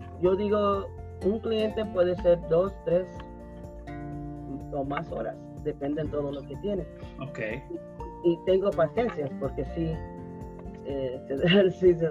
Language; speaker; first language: Spanish; early bilingual, heritage; Spanish